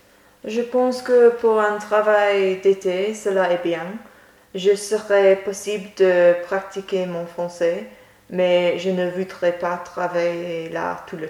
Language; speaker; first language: French; non-native, learner; English